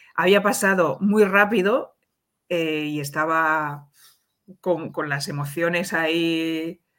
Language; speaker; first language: Spanish; native; Spanish